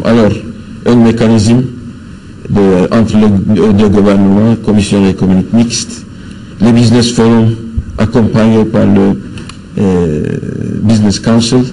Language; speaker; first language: French; non-native, fluent; Turkish